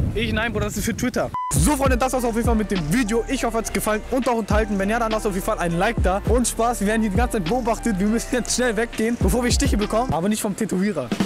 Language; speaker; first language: German; early bilingual, other home language; Turkish